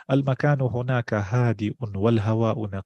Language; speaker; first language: Arabic; non-native, fluent; English